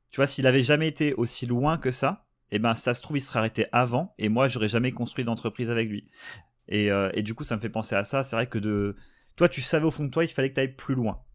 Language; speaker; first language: French; native; French